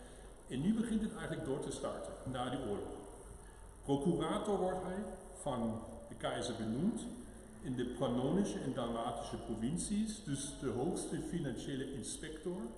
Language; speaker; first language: Dutch; non-native, fluent; German